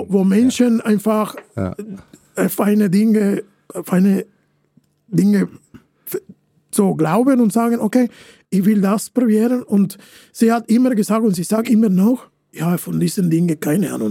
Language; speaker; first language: German; non-native, fluent; Spanish